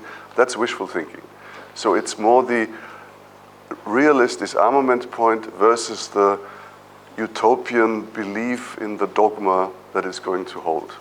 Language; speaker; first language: English; non-native, fluent; German